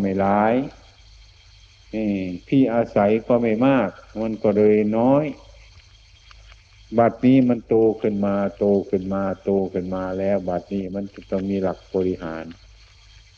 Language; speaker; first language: Thai; native; Thai